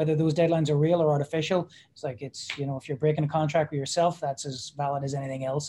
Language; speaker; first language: English; native; English